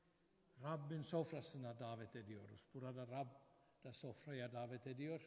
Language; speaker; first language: Turkish; non-native, fluent; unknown